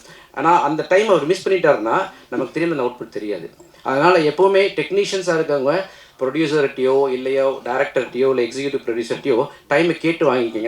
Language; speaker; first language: Tamil; native; Tamil